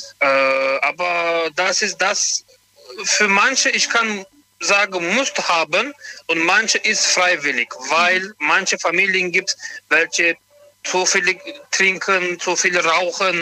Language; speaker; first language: German; non-native, learner; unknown